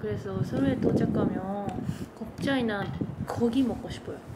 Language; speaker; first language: Korean; non-native, learner; Japanese